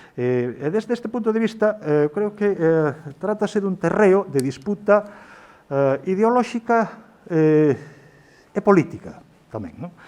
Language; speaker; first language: Galician; native; Galician